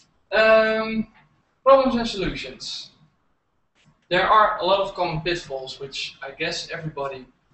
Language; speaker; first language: English; non-native, fluent; Dutch